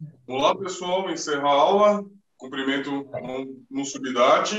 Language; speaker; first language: Portuguese; native; Portuguese